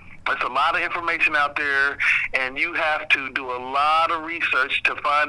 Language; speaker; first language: English; native; English